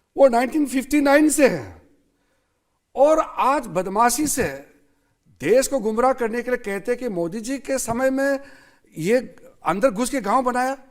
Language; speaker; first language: Hindi; non-native, local second language; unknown